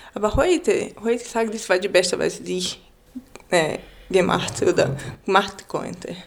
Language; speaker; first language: German; non-native, learner; Portuguese